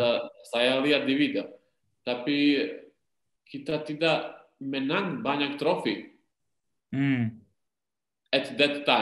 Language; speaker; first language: Indonesian; non-native, learner; Serbian